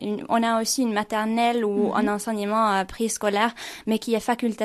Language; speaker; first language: French; non-native, fluent; Swedish